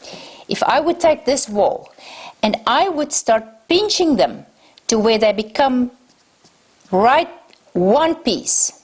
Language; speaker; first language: English; non-native, local second language; Afrikaans